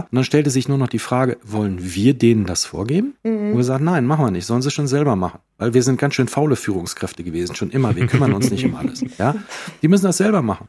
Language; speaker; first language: German; native; German